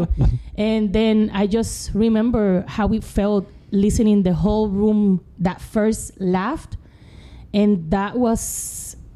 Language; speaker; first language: English; non-native, fluent; Spanish